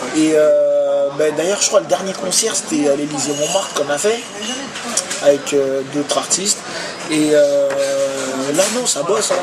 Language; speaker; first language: French; early bilingual, other home language; Lingala